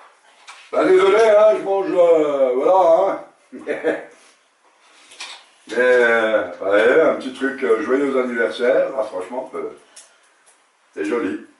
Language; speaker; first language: French; native; French